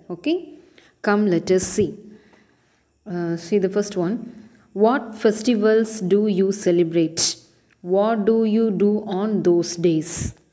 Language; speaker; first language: English; non-native, local second language; Tamil